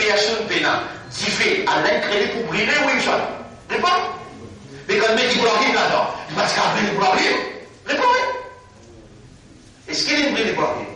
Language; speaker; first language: French; non-native, local second language; Morisyen